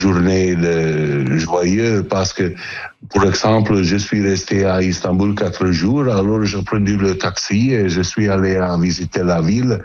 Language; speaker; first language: French; non-native, learner; Italian